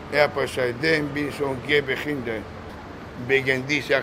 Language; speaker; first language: German; non-native, learner; Spanish